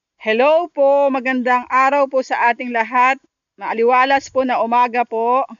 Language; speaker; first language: Filipino; non-native, local second language; Iloko